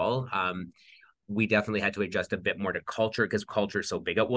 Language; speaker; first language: English; native; English